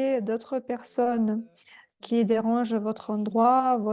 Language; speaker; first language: French; non-native, fluent; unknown